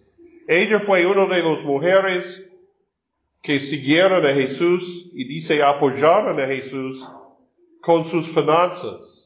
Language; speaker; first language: Spanish; non-native, learner; English